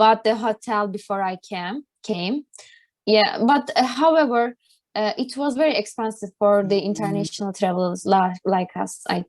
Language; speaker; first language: English; non-native, learner; Turkish